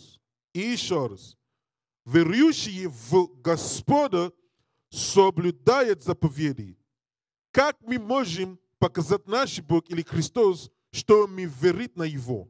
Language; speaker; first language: Russian; non-native, learner; English